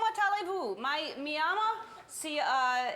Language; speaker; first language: Spanish; non-native, learner; English